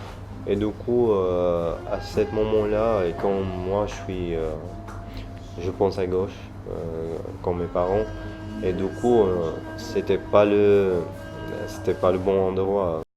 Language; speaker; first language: French; non-native, learner; Arabic